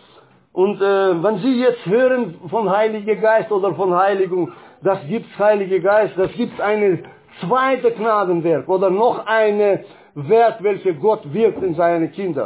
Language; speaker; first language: German; non-native, fluent; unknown